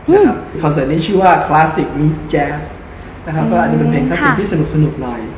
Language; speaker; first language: Thai; native; Thai